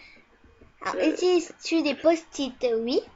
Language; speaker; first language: French; early bilingual, other home language; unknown